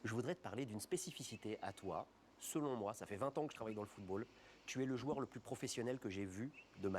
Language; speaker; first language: French; native; French